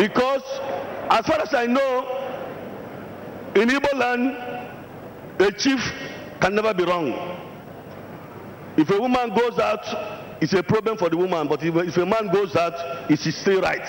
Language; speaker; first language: English; non-native, local second language; Igbo